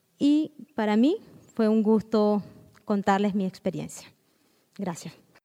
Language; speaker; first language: Spanish; non-native, local second language; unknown